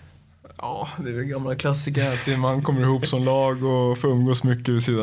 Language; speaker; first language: Swedish; native; Swedish